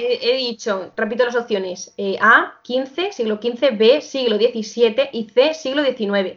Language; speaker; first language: Spanish; native; Spanish